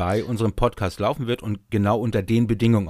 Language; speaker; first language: German; native; German